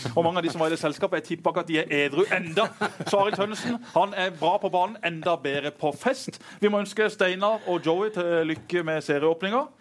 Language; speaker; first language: Norwegian; native; Norwegian